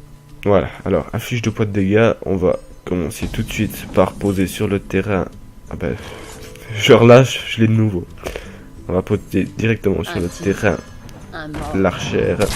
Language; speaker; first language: French; native; French